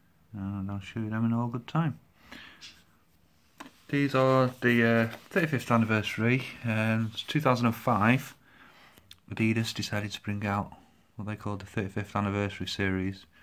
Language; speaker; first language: English; native; English